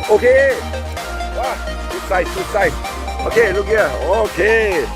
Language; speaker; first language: English; non-native, learner; Thai